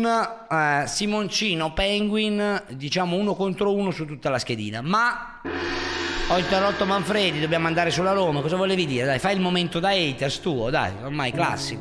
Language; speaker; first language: Italian; native; Italian